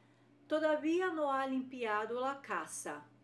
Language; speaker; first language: Spanish; non-native, fluent; Portuguese